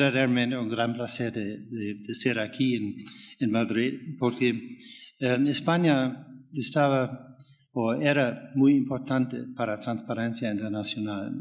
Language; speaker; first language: Spanish; non-native, fluent; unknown